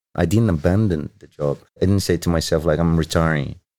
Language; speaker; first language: English; non-native, fluent; Portuguese